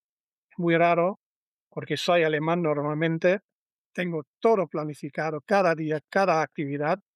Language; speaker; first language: Spanish; non-native, learner; German